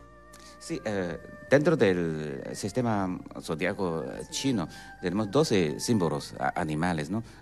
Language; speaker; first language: Spanish; non-native, fluent; Chinese